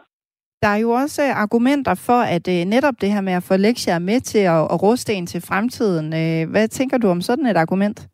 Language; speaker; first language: Danish; native; Danish